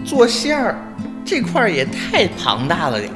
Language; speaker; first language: Chinese; native; Chinese